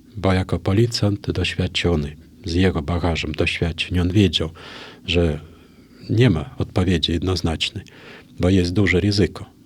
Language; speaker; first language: Polish; non-native, fluent; Russian